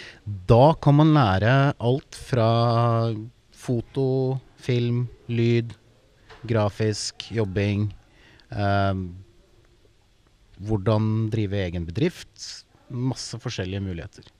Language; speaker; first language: Norwegian; native; Norwegian